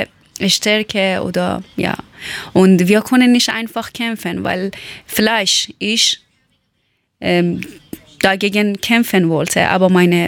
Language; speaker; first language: German; non-native, learner; Persian